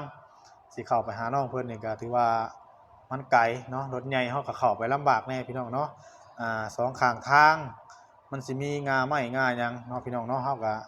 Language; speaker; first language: Thai; non-native, local second language; Lao